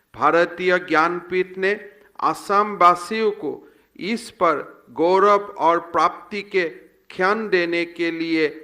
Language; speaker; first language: Hindi; non-native, local second language; Assamese